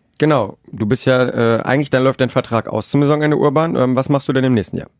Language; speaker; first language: German; native; German